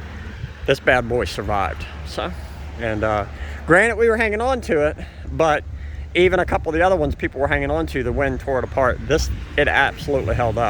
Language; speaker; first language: English; native; English